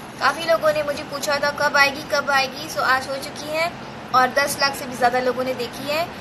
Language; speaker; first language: Hindi; non-native, local second language; Gujarati